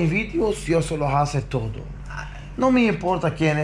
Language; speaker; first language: Spanish; non-native, learner; Swedish